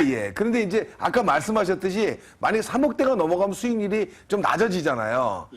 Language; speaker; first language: Korean; native; Korean